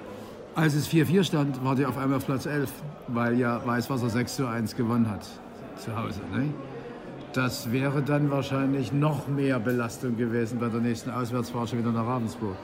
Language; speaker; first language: German; native; German